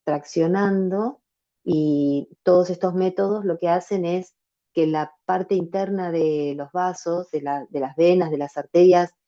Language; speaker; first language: Spanish; native; Spanish